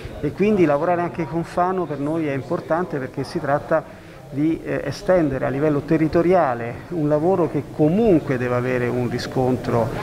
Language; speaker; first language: Italian; native; Italian